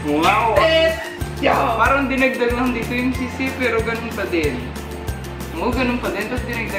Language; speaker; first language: Filipino; native; Filipino